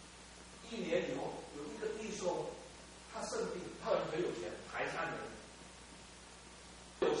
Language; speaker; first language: Chinese; early bilingual, heritage; Cantonese